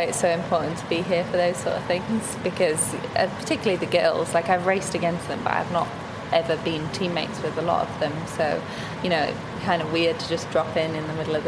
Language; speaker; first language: English; native; English